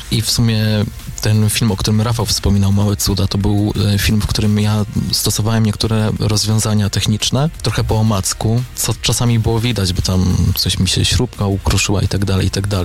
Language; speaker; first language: Polish; native; Polish